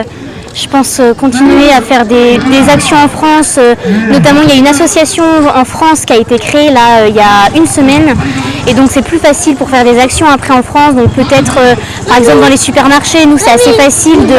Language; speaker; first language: French; native; French